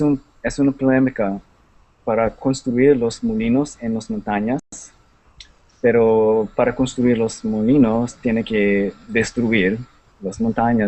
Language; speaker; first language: Spanish; non-native, learner; English